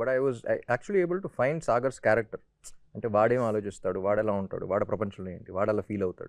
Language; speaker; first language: Telugu; native; Telugu